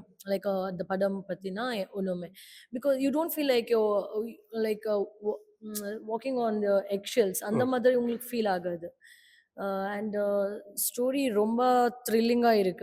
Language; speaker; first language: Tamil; non-native, learner; Malayalam